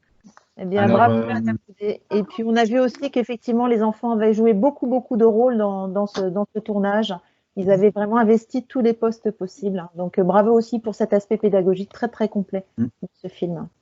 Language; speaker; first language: French; native; French